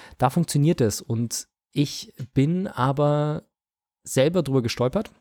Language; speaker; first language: German; native; German